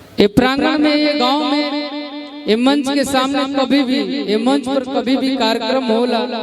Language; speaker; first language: Bhojpuri; non-native, local second language; Magahi